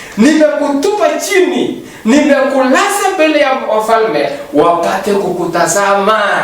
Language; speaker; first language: Swahili; non-native, local second language; Kalenjin